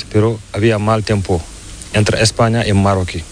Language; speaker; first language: Spanish; non-native, learner; Fula